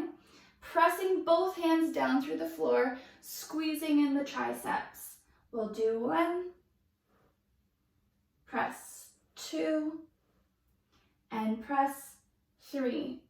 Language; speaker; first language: English; native; English